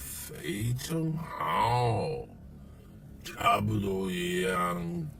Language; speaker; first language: Chinese; non-native, learner; English